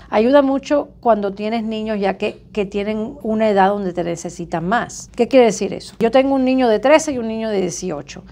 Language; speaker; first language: Spanish; native; Spanish